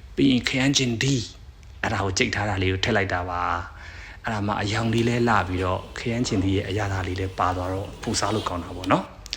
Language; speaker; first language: Burmese; non-native, local second language; Pa'o Karen